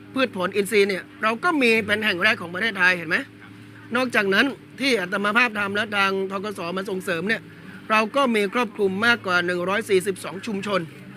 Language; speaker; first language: Thai; native; Thai